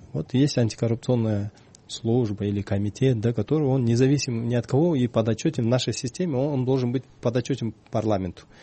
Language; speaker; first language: Russian; non-native, local second language; Kyrgyz